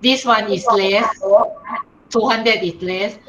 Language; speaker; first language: English; non-native, learner; Thai